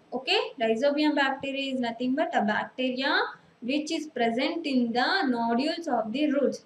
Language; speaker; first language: English; non-native, local second language; Telugu